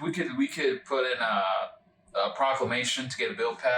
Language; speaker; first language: English; native; English